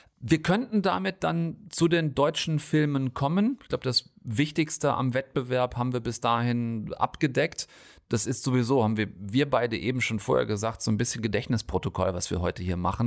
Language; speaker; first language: German; native; German